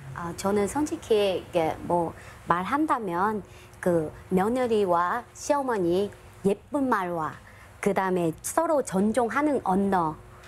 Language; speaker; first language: Korean; non-native, fluent; Vietnamese